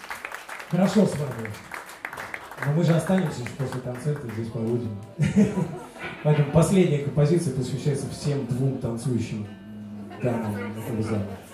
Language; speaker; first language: Russian; native; Russian